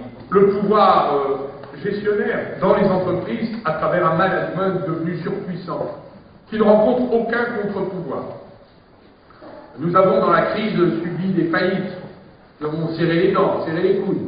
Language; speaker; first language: French; native; French